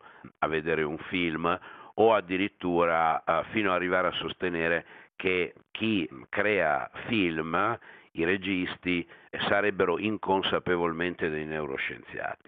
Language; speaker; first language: Italian; native; Italian